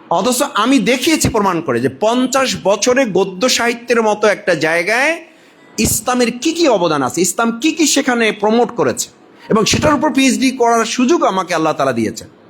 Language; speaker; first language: Bangla; native; Bangla